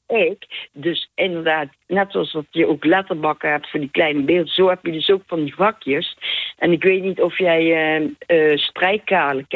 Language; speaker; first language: Dutch; native; Dutch